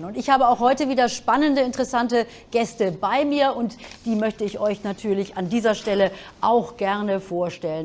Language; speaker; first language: German; native; German